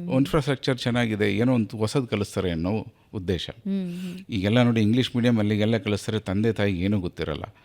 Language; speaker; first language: Kannada; native; Kannada